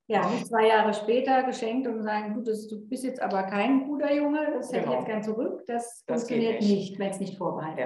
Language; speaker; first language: German; native; German